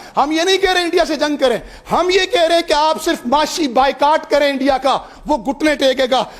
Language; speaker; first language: Urdu; non-native, local second language; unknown